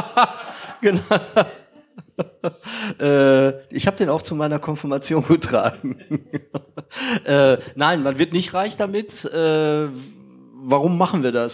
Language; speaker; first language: German; native; German